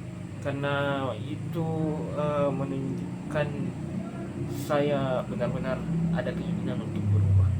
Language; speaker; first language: Indonesian; non-native, local second language; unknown